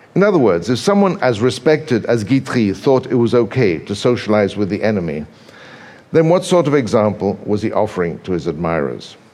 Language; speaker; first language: English; native; English